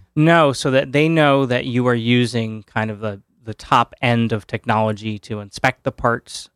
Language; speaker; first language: English; native; English